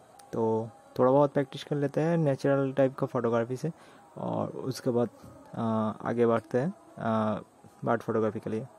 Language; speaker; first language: Hindi; non-native, local second language; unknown